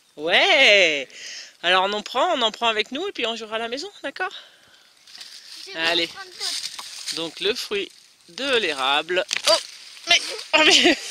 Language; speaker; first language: French; native; French